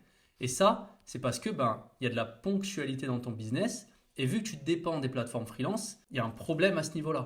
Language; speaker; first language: French; native; French